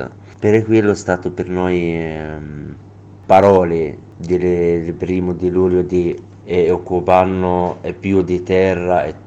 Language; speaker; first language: Italian; non-native, learner; Arabic